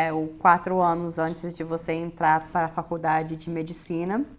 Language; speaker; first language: Portuguese; early bilingual, heritage; Portuguese